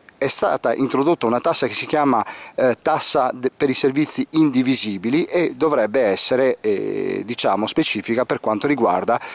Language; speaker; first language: Italian; native; Italian